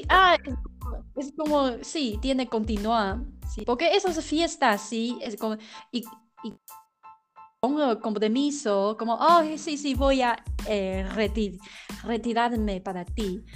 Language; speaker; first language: Spanish; non-native, learner; Chinese